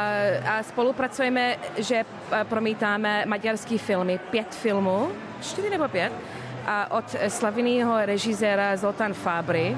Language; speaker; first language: Czech; early bilingual, heritage; English